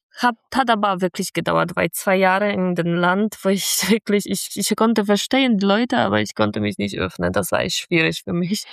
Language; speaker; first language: German; non-native, fluent; Polish